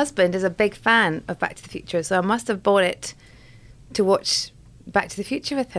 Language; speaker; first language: English; native; English